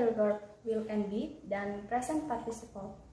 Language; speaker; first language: English; non-native, learner; Indonesian